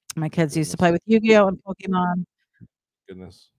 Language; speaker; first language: English; native; English